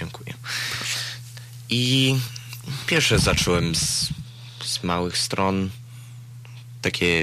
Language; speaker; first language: Polish; early bilingual, heritage; Polish